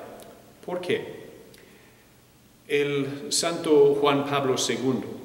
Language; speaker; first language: Spanish; non-native, fluent; English